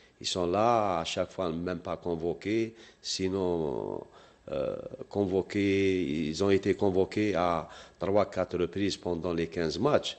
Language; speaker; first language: French; non-native, local second language; Arabic